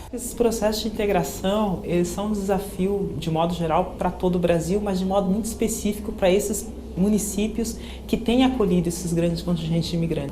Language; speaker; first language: Portuguese; native; Portuguese